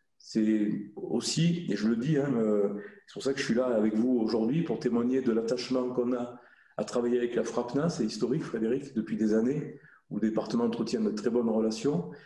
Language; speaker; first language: French; native; French